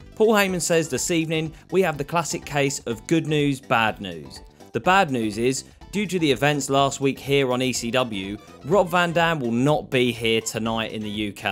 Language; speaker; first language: English; native; English